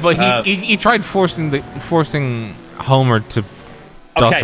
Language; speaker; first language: English; native; English